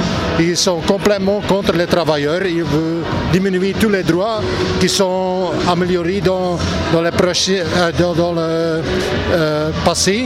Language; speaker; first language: French; non-native, local second language; Dutch